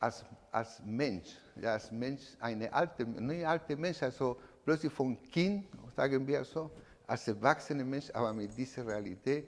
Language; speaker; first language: German; non-native, learner; Spanish